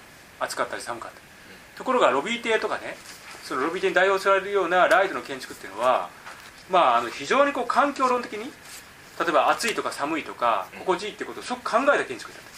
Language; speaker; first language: Japanese; native; Japanese